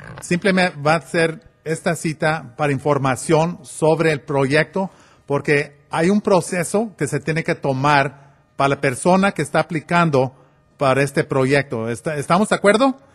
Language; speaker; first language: Spanish; early bilingual, heritage; Spanish